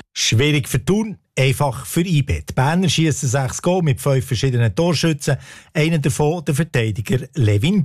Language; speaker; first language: German; native; German